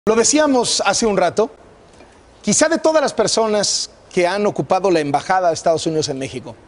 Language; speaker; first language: Spanish; native; Spanish